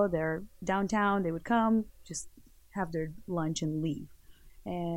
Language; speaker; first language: English; non-native, fluent; Portuguese